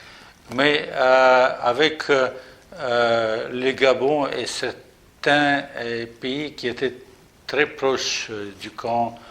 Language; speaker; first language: French; non-native, fluent; Russian